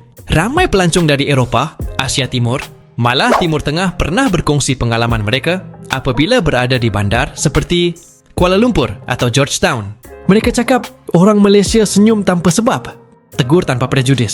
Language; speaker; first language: Malay; native; Malay